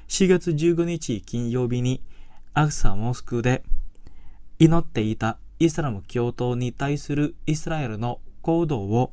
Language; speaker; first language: Japanese; non-native, fluent; Indonesian